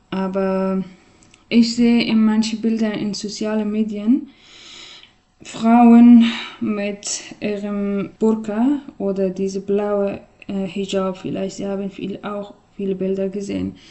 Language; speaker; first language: German; non-native, learner; Persian